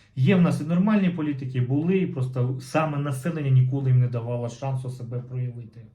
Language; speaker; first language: Ukrainian; non-native, local second language; Russian